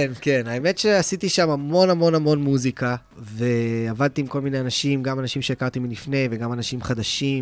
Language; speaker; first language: Hebrew; native; Hebrew